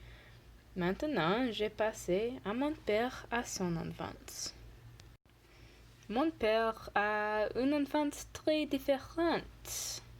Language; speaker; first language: French; non-native, learner; English